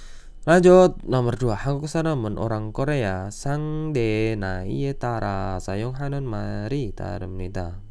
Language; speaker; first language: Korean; non-native, fluent; Indonesian